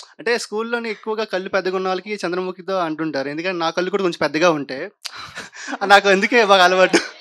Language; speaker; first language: Telugu; native; Telugu